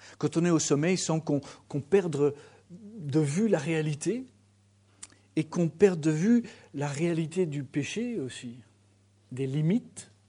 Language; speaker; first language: French; native; French